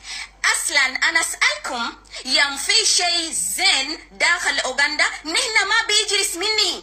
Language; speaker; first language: Arabic; non-native, learner; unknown